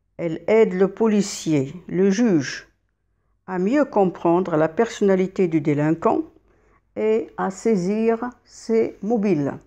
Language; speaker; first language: French; non-native, local second language; Arabic